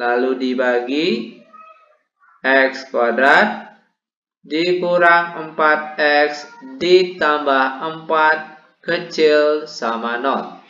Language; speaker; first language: Indonesian; native; Indonesian